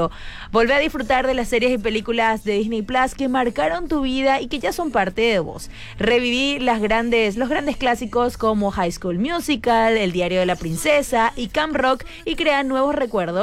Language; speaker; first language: Spanish; native; Spanish